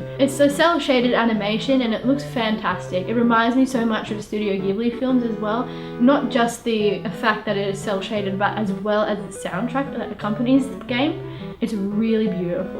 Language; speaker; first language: English; native; English